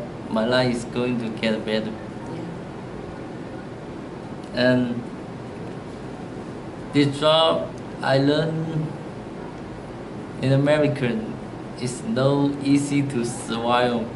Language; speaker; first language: English; non-native, learner; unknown